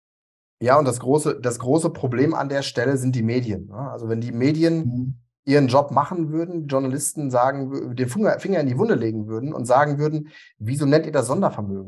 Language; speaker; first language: German; native; German